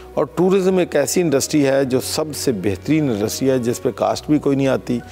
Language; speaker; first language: Urdu; non-native, local second language; Punjabi